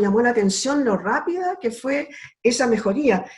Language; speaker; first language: Spanish; native; Spanish